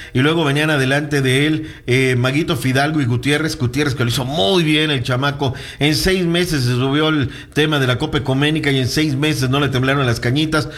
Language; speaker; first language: Spanish; native; Spanish